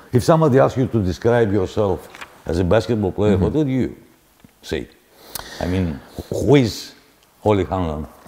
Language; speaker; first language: English; non-native, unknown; Greek